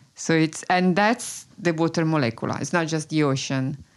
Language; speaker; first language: English; non-native, fluent; Italian